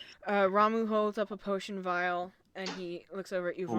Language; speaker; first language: English; native; English